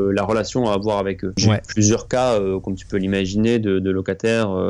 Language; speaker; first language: French; native; French